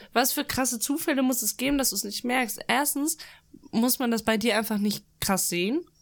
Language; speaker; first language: German; early bilingual, other home language; Russian